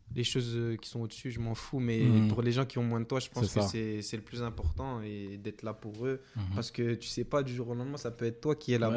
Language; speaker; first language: French; native; French